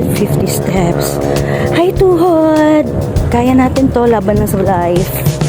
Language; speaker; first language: Filipino; native; Filipino